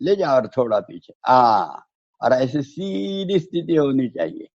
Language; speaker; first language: Hindi; non-native, local second language; Marathi